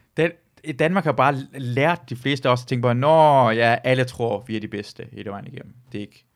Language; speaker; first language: Danish; early bilingual, other home language; Persian